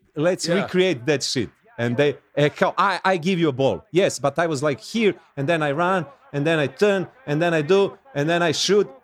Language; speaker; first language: English; non-native, learner; Serbian